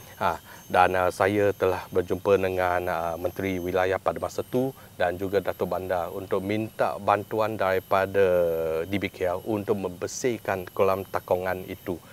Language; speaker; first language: Malay; non-native, local second language; Chinese